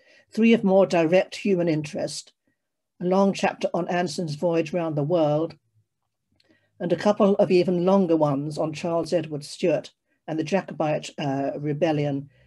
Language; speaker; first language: English; native; English